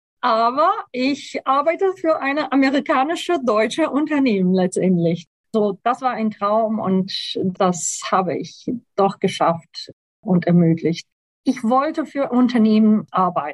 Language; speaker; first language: German; non-native, fluent; Portuguese